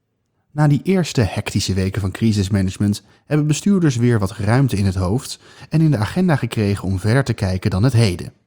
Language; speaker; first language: Dutch; native; Dutch